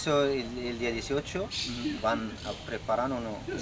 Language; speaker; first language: Spanish; non-native, learner; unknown